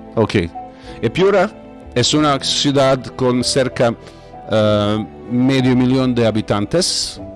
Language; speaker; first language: Spanish; non-native, learner; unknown